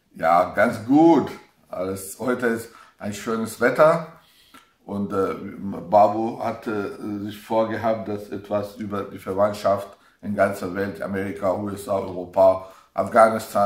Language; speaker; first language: German; non-native, learner; Pashto